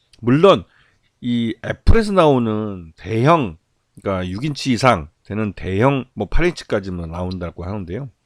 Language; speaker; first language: Korean; native; Korean